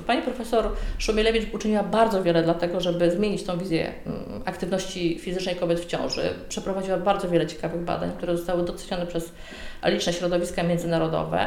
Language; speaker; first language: Polish; native; Polish